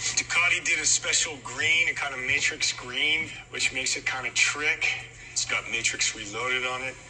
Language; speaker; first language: English; native; English